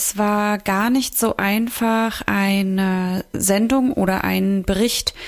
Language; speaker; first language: German; native; German